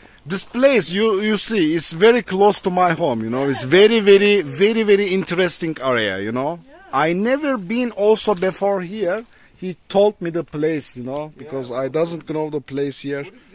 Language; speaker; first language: English; non-native, learner; Turkish